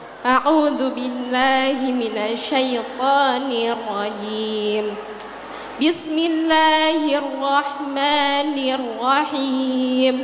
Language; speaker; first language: Arabic; non-native, learner; Indonesian